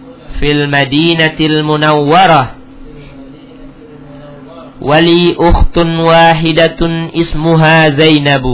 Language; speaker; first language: Arabic; non-native, fluent; Indonesian